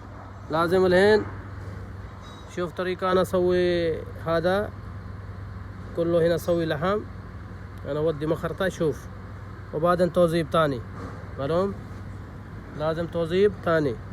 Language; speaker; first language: Arabic; non-native, learner; Urdu